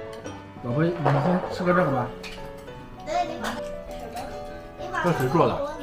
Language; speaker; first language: Chinese; non-native, fluent; English